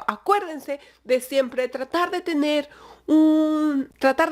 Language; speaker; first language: Spanish; native; Spanish